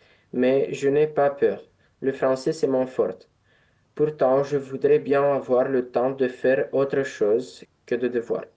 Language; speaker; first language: French; non-native, learner; Romanian